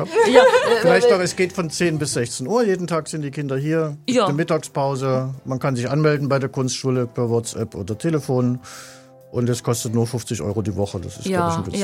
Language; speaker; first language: German; native; German